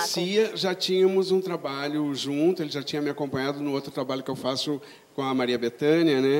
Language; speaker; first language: Portuguese; native; Portuguese